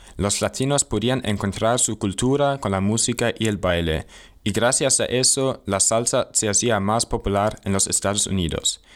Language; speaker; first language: Spanish; non-native, learner; German